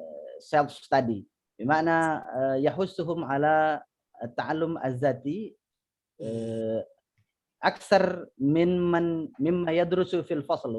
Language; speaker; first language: Arabic; non-native, fluent; Indonesian